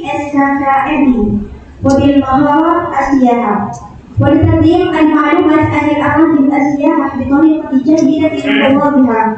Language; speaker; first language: Arabic; non-native, learner; Indonesian